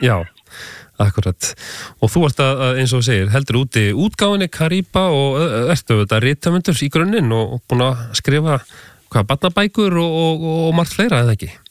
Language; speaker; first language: Icelandic; native; Icelandic